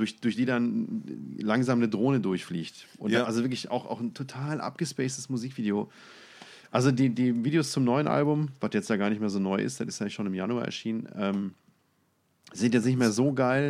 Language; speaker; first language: German; native; German